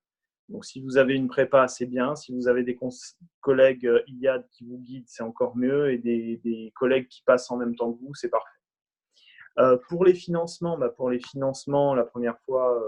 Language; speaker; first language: French; native; French